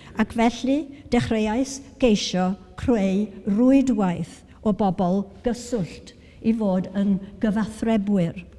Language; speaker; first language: Welsh; native; Welsh